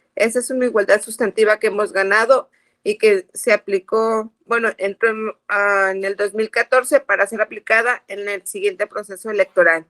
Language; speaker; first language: Spanish; native; Spanish